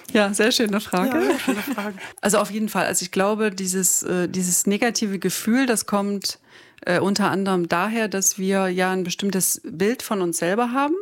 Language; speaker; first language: German; native; German